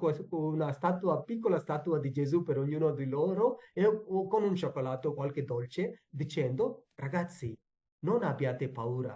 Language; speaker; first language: Italian; non-native, fluent; Tamil